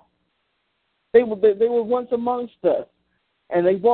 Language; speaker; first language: English; native; English